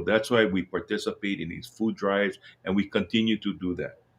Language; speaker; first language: English; native; English